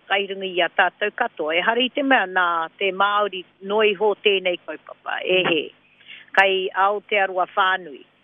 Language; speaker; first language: Māori; non-native, local second language; English